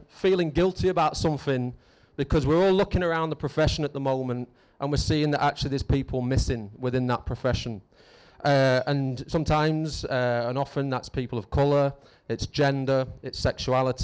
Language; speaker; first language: English; native; English